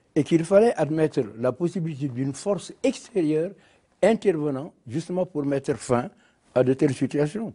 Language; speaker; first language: French; non-native, local second language; Wolof